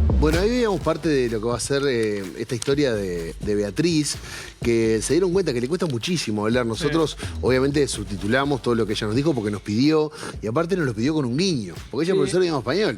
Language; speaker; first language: Spanish; native; Spanish